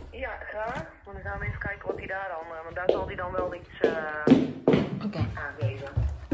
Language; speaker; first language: Dutch; native; Dutch